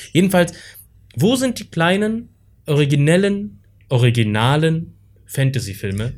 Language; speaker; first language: German; native; German